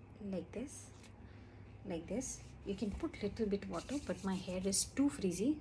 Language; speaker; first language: English; non-native, local second language; Hindi